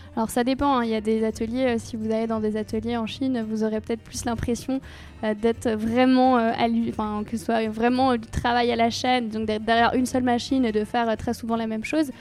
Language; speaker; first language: French; native; French